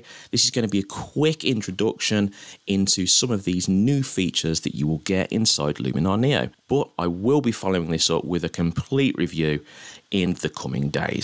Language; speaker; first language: English; native; English